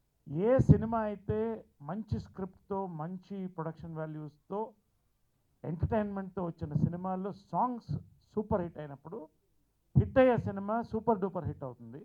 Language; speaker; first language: Telugu; native; Telugu